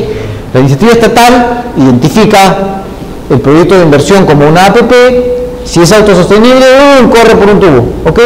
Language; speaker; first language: Spanish; native; Spanish